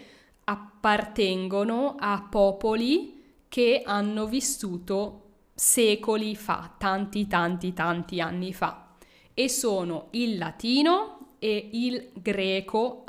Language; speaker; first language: Italian; native; Italian